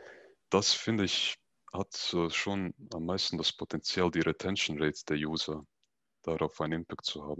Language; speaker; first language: German; native; German